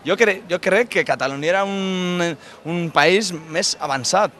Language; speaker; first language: Catalan; non-native, learner; Spanish